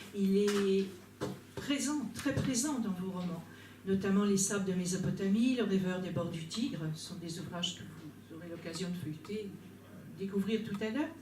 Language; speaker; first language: French; native; French